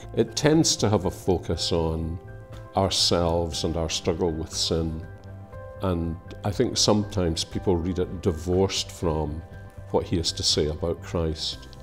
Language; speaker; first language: English; native; English